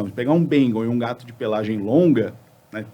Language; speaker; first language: Portuguese; native; Portuguese